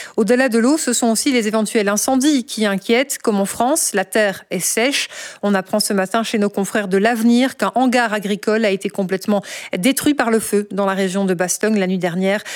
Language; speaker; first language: French; native; French